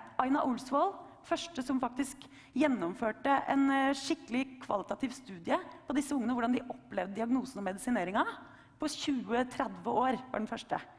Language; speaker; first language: Norwegian; native; Norwegian